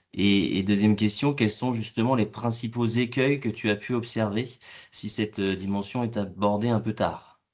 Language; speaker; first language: French; native; French